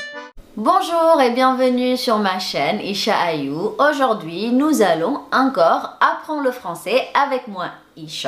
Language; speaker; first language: French; non-native, fluent; Indonesian